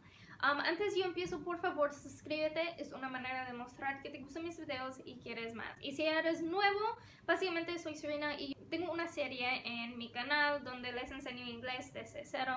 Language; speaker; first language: Spanish; non-native, fluent; English